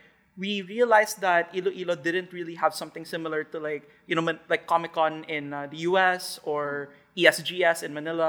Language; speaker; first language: English; non-native, local second language; Hiligaynon